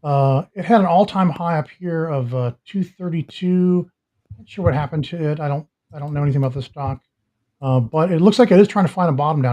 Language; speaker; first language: English; native; English